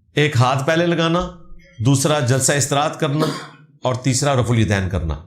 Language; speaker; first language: Urdu; non-native, local second language; Punjabi